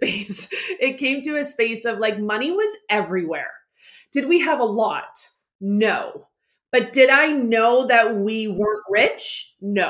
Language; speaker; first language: English; native; English